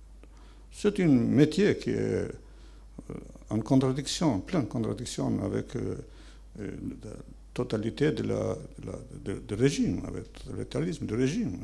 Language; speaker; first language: French; non-native, fluent; Albanian